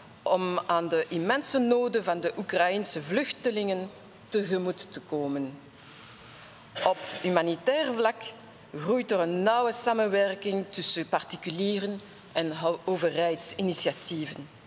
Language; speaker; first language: Dutch; non-native, local second language; French